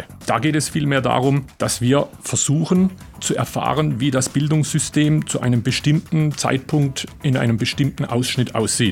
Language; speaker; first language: German; native; German